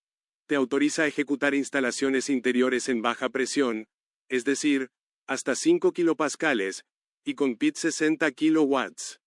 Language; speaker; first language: Spanish; native; Spanish